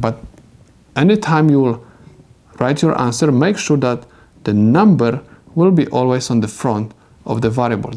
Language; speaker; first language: English; non-native, fluent; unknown